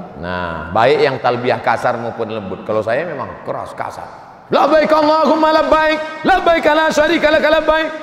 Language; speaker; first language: Indonesian; native; Indonesian